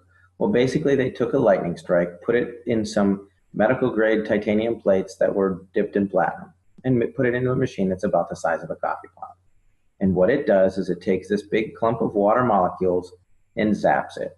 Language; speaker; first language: English; native; English